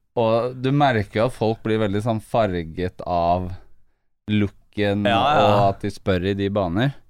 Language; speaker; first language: Norwegian; native; Norwegian